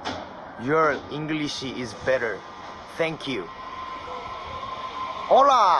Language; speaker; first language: English; non-native, learner; Korean